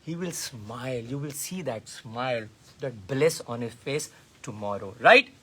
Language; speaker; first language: English; non-native, local second language; Hindi